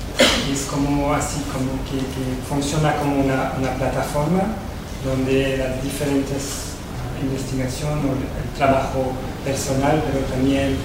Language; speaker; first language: Spanish; non-native, fluent; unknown